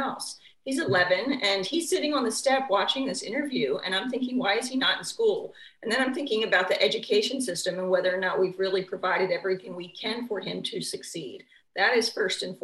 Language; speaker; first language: English; native; English